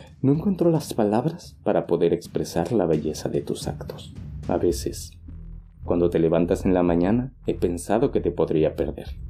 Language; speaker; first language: Spanish; native; Spanish